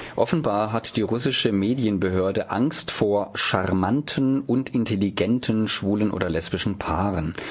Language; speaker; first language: German; native; German